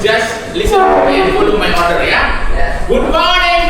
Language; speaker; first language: English; non-native, fluent; Indonesian